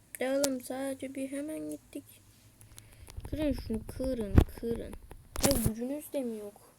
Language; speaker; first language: Turkish; native; Turkish